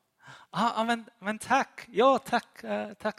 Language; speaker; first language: Swedish; non-native, fluent; English